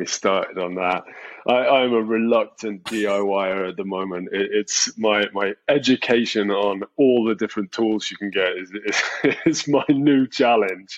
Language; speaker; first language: English; native; English